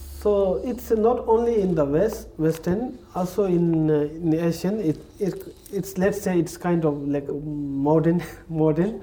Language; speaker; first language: English; non-native, learner; Tibetan